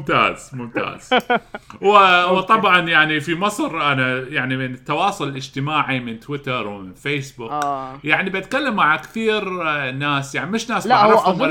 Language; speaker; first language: Arabic; native; Arabic